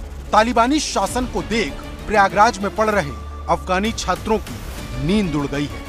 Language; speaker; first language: Hindi; native; Hindi